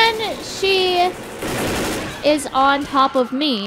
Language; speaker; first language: English; native; English